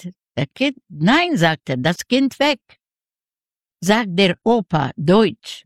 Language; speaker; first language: German; non-native, learner; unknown